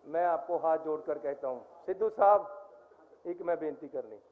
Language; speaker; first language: Hindi; non-native, local second language; Punjabi